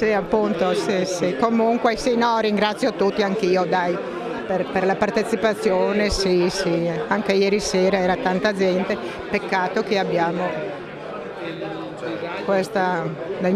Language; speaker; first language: Italian; non-native, local second language; Friulian